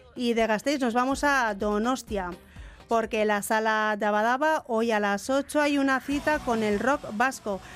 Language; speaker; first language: Spanish; native; Spanish